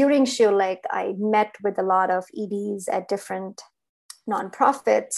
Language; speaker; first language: English; non-native, local second language; Hindi